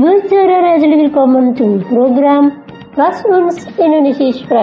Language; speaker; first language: German; non-native, fluent; Indonesian